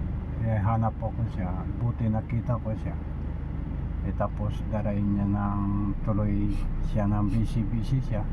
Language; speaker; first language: Filipino; non-native, learner; Japanese